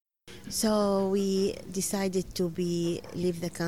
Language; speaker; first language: English; non-native, learner; Arabic